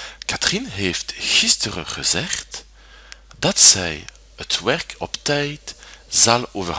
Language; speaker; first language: Dutch; non-native, fluent; French